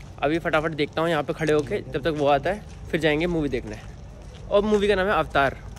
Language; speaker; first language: Hindi; native; Hindi